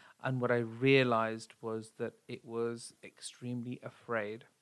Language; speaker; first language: English; native; English